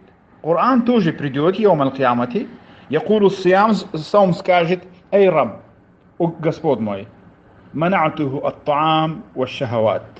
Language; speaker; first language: Russian; non-native, fluent; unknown